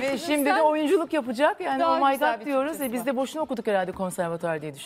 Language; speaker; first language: Turkish; native; Turkish